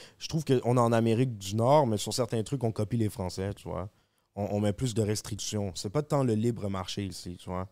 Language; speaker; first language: French; native; French